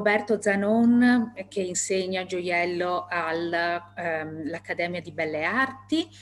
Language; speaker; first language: Italian; native; Italian